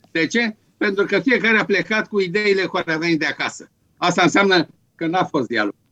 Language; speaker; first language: Romanian; native; Romanian